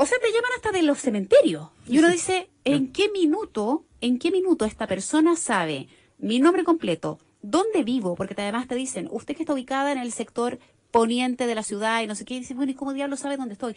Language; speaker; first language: Spanish; native; Spanish